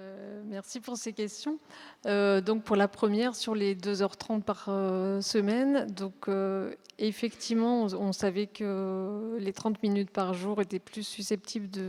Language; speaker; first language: French; native; French